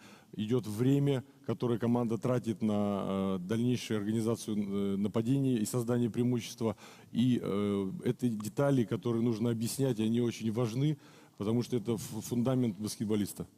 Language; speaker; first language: Russian; native; Russian